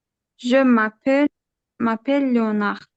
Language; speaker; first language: French; non-native, learner; Azerbaijani